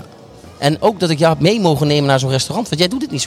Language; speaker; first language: Dutch; native; Dutch